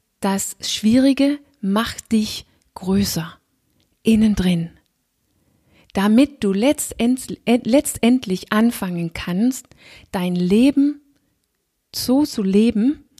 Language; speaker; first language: German; non-native, fluent; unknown